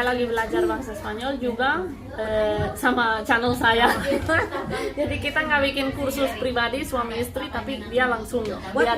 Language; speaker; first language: Indonesian; non-native, fluent; Spanish